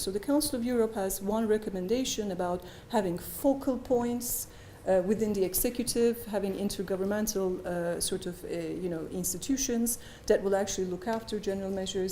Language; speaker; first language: English; non-native, fluent; Turkish